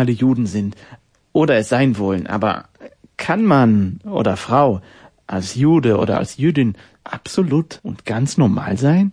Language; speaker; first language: German; non-native, fluent; Hebrew